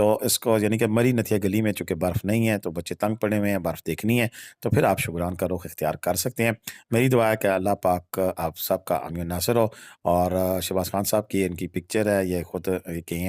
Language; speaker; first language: Hindi; non-native, local second language; Punjabi